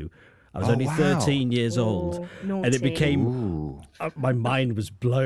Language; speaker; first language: English; native; English